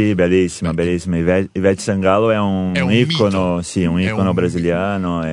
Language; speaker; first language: Italian; non-native, learner; Portuguese